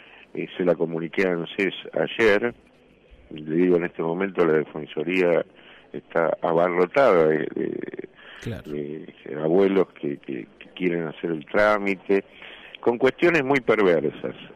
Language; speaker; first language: Spanish; native; Spanish